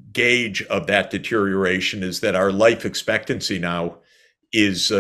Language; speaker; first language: English; native; English